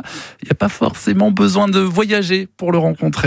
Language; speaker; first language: French; native; French